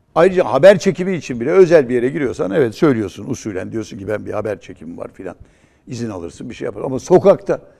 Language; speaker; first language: Turkish; native; Turkish